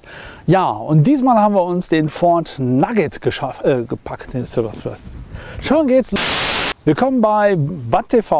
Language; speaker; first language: German; native; German